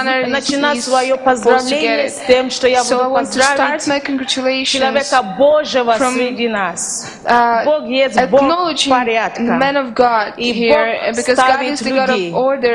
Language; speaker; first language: Russian; non-native, fluent; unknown